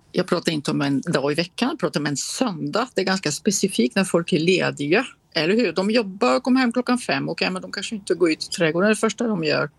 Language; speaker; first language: Swedish; non-native, fluent; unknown